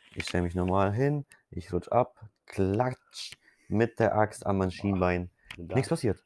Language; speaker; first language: German; early bilingual, other home language; Polish